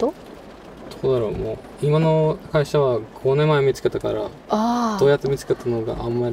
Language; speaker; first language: Japanese; non-native, fluent; Norwegian